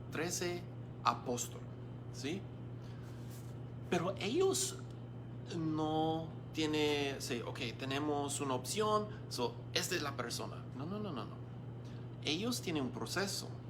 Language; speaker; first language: Spanish; non-native, learner; English